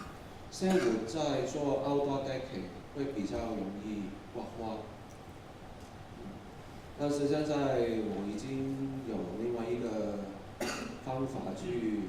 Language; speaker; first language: Chinese; non-native, local second language; Cantonese